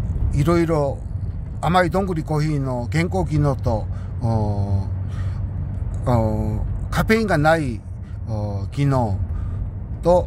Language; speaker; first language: Japanese; non-native, learner; Korean